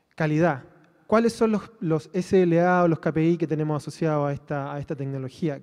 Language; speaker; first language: Spanish; native; Spanish